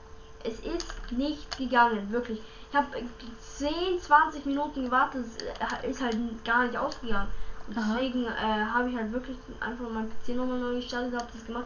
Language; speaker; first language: German; native; German